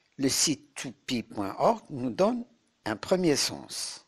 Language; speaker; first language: French; non-native, local second language; Arabic